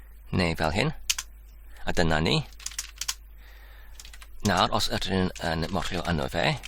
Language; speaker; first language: Welsh; non-native, learner; Polish